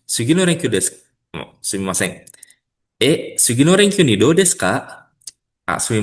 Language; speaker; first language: Japanese; non-native, learner; Indonesian